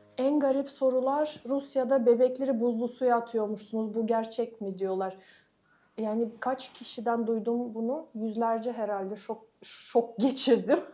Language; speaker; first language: Turkish; non-native, fluent; Russian